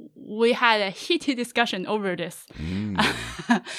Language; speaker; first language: English; non-native, fluent; Chinese